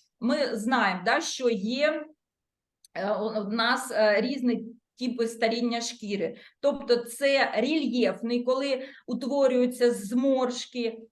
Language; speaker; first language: Ukrainian; non-native, local second language; Russian